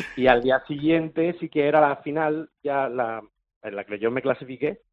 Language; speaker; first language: Spanish; native; Spanish